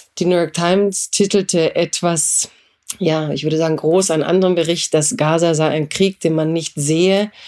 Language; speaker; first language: German; early bilingual, other home language; Croatian